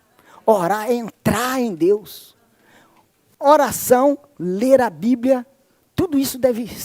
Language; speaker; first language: Portuguese; native; Portuguese